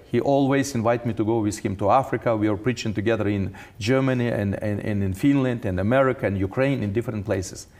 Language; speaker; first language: English; non-native, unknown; Ukrainian